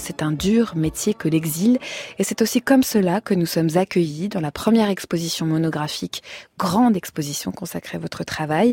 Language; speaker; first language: French; native; French